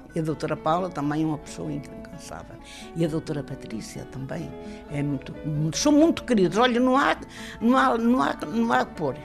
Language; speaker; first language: Portuguese; native; Portuguese